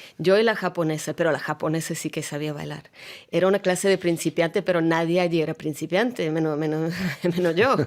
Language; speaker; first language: Spanish; non-native, fluent; Russian